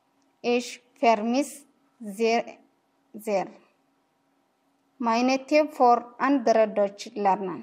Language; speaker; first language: German; non-native, learner; Tigrinya